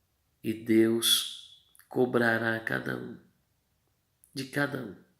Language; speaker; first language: Portuguese; native; Portuguese